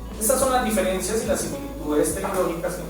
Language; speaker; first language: Spanish; native; Spanish